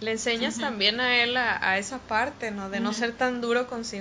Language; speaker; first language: Spanish; native; Spanish